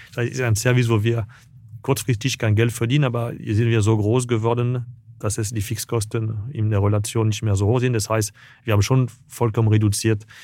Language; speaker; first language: German; non-native, fluent; French